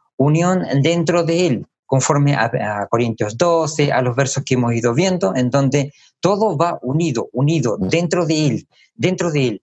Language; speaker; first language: Spanish; native; Spanish